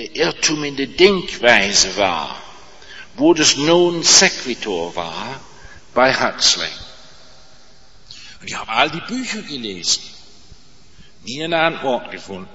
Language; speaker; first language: German; non-native, fluent; English